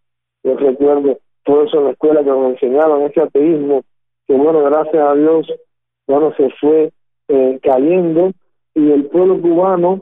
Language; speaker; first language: Spanish; native; Spanish